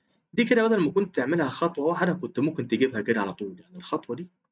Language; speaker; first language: Arabic; native; Arabic